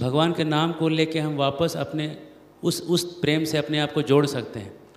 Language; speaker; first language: Hindi; native; Hindi